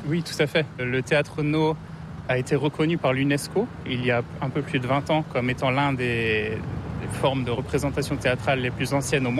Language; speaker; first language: French; native; French